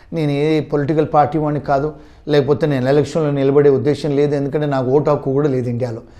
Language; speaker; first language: Telugu; native; Telugu